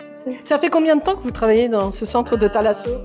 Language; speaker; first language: French; native; French